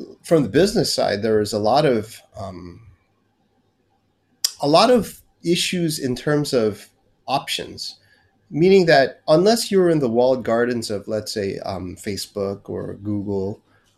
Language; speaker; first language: English; non-native, local second language; Korean